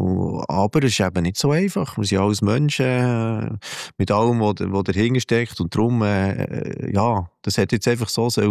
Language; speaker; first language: German; native; German